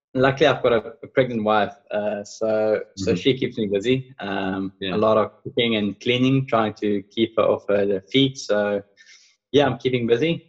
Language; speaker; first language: English; non-native, local second language; Afrikaans